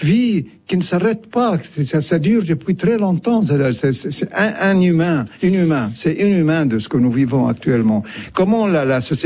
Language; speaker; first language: French; non-native, local second language; Arabic